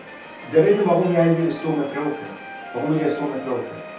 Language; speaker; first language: Dutch; non-native, fluent; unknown